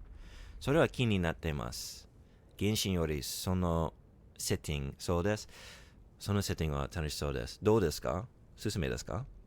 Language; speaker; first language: Japanese; non-native, learner; English